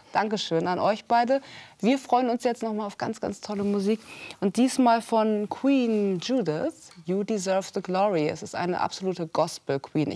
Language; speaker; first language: German; native; German